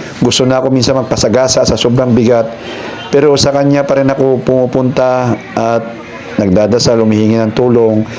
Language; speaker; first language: Filipino; non-native, local second language; Cebuano